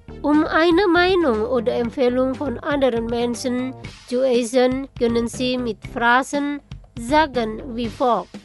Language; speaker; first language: German; non-native, fluent; Indonesian